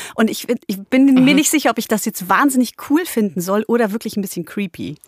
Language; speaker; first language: German; early bilingual, other home language; Polish